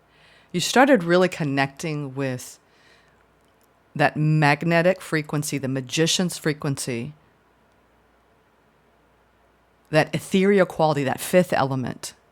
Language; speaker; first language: English; native; English